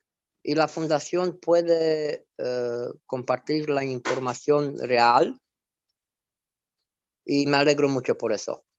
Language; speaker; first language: Spanish; non-native, fluent; Romanian